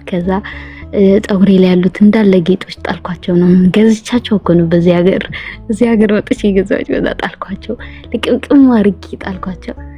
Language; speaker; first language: Amharic; native; Amharic